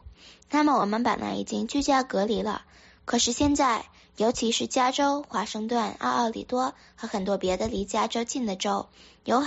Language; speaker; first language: Chinese; early bilingual, heritage; Chinese